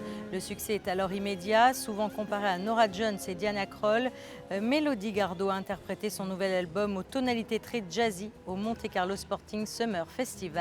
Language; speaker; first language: French; native; French